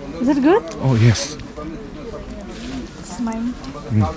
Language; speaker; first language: English; non-native, fluent; Nepali